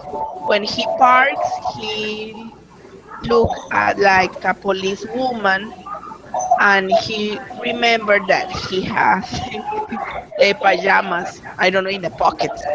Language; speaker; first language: English; non-native, learner; Spanish